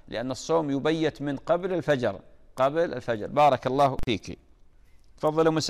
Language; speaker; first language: Arabic; native; Arabic